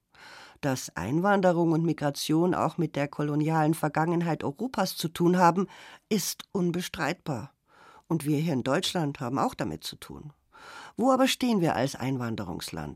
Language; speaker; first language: German; native; German